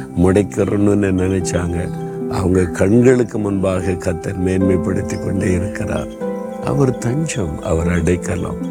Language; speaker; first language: Tamil; native; Tamil